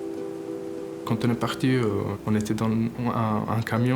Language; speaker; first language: French; non-native, learner; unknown